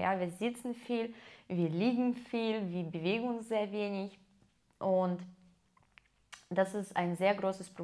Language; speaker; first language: German; non-native, fluent; Russian